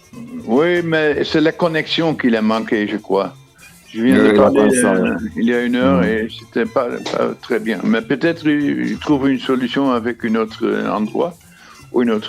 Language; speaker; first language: French; non-native, fluent; Dutch